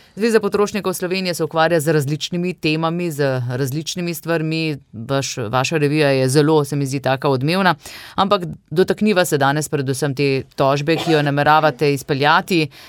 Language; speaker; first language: Slovenian; native; Slovenian